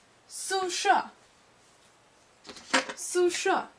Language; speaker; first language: Chinese; non-native, learner; English